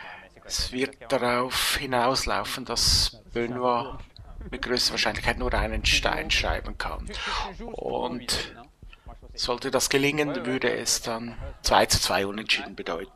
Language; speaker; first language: German; native; German